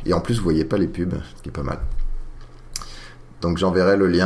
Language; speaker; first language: French; native; French